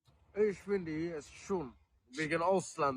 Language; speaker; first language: German; non-native, learner; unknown